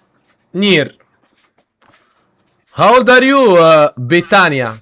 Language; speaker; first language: English; non-native, learner; Arabic